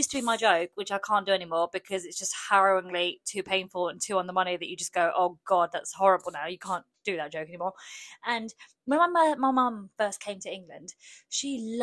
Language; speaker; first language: English; early bilingual, other home language; Polish